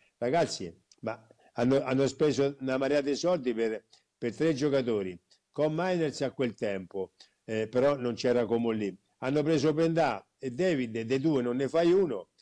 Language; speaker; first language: Italian; native; Italian